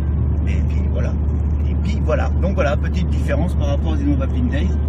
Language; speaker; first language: French; native; French